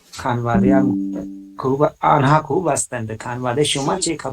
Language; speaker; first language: Persian; non-native, learner; Urdu